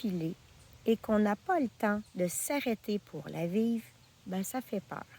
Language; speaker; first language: French; native; French